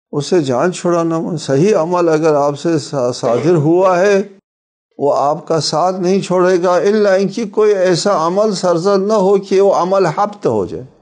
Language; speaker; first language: Urdu; non-native, local second language; Balti